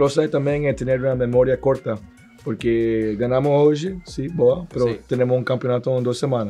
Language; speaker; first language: Portuguese; non-native, learner; Spanish